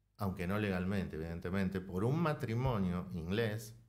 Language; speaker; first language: Spanish; native; Spanish